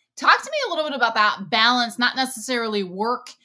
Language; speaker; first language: English; native; English